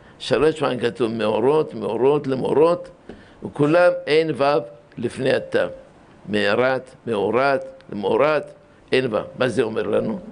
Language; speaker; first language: Hebrew; early bilingual, other home language; Arabic